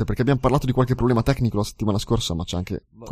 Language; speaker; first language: Italian; native; Italian